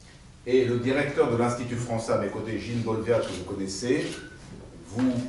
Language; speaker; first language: French; native; French